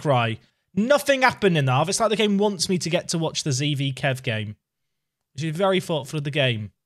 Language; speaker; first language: English; native; English